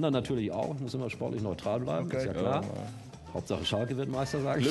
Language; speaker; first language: German; native; German